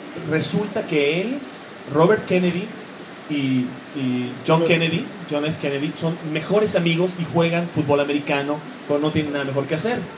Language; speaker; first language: Spanish; native; Spanish